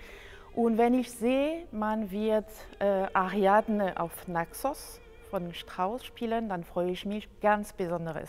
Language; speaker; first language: German; non-native, fluent; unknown